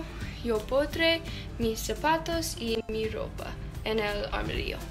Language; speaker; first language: Spanish; non-native, learner; English